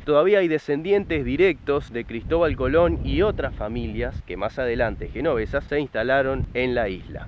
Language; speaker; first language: Spanish; native; Spanish